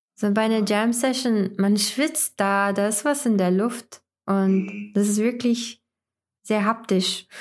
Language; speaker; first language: German; non-native, fluent; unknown